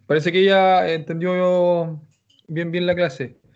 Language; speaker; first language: Spanish; native; Spanish